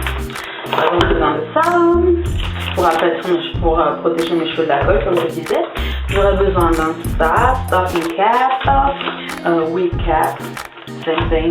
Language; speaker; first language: French; native; French